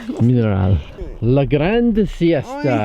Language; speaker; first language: Spanish; non-native, learner; English